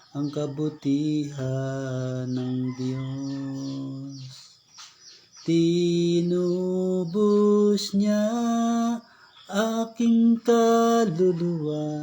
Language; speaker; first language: Filipino; native; Filipino